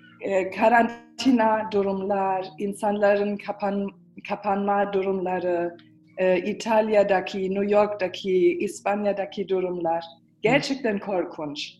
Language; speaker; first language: Turkish; early bilingual, heritage; Turkish